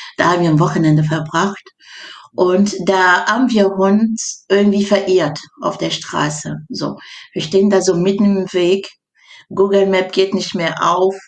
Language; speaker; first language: German; non-native, fluent; French